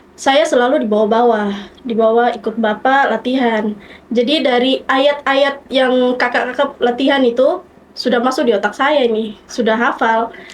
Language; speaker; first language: Indonesian; native; Indonesian